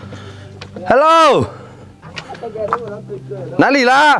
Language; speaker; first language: Chinese; non-native, learner; Vietnamese